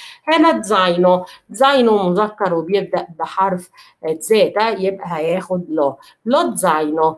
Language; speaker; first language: Arabic; native; Arabic